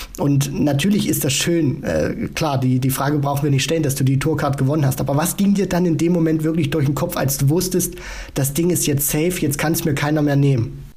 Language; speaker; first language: German; native; German